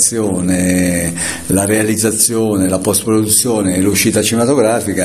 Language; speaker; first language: Italian; native; Italian